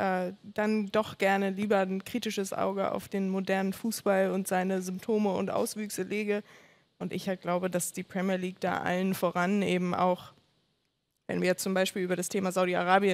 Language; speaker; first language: German; native; German